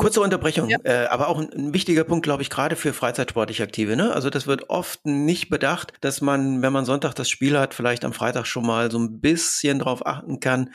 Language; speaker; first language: German; native; German